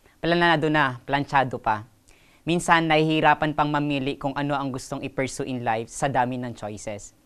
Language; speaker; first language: Filipino; non-native, local second language; Waray